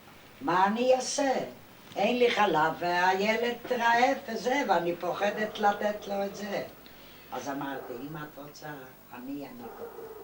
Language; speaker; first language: Hebrew; non-native, fluent; Yiddish